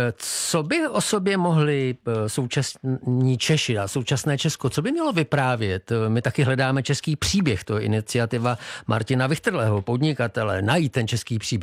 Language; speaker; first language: Czech; native; Czech